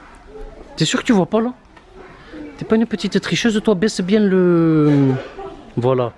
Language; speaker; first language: French; native; French